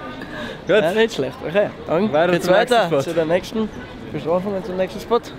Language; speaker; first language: German; native; German